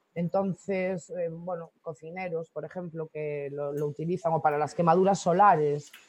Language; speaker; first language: Spanish; native; Spanish